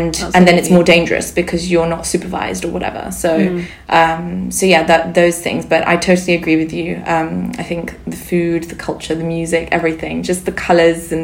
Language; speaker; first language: English; non-native, fluent; Sindhi